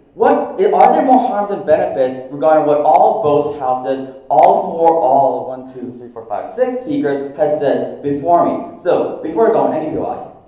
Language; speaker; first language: English; non-native, fluent; Korean